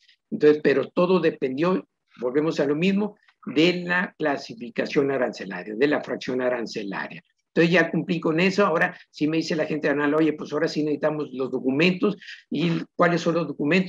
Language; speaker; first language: Spanish; native; Spanish